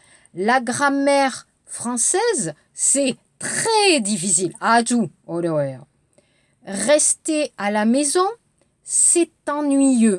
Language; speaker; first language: French; native; French